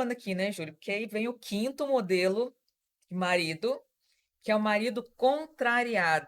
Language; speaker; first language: Portuguese; native; Portuguese